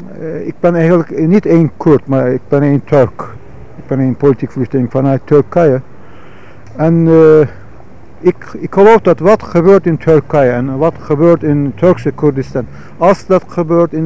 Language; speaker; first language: Dutch; non-native, fluent; Turkish